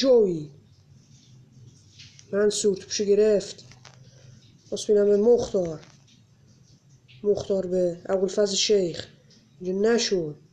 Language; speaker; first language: Persian; native; Persian